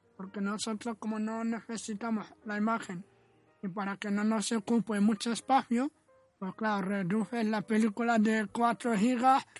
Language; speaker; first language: Spanish; non-native, fluent; Arabic